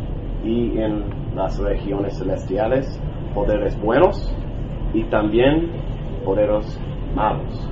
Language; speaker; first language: Spanish; non-native, learner; English